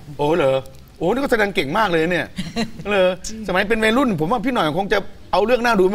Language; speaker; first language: Thai; native; Thai